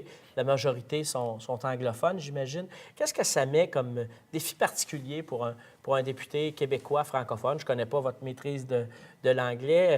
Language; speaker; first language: French; native; French